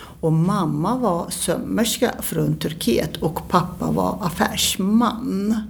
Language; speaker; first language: Swedish; early bilingual, other home language; Turkish